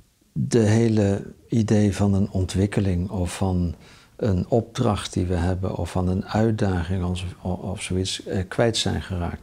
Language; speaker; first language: Dutch; native; Dutch